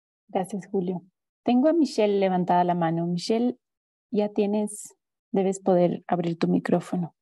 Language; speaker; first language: Spanish; native; Spanish